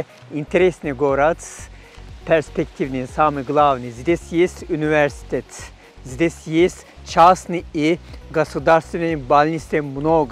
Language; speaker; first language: Russian; non-native, fluent; Turkish